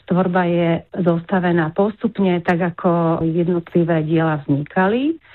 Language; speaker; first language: Slovak; native; Slovak